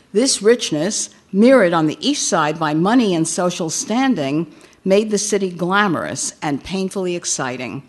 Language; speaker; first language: English; native; English